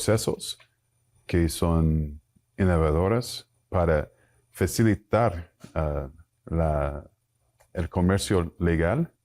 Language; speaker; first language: Spanish; non-native, fluent; English